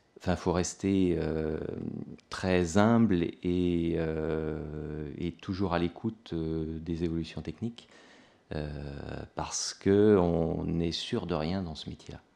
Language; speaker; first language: French; native; French